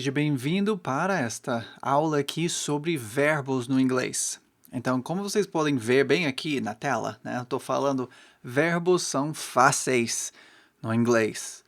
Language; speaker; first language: Portuguese; non-native, fluent; English